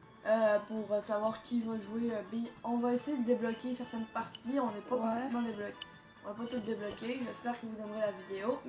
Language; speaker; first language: French; native; French